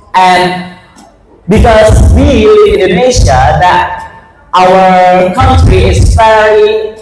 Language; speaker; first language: English; non-native, fluent; Indonesian